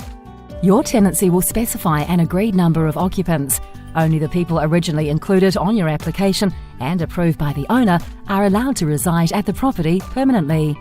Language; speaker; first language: English; native; English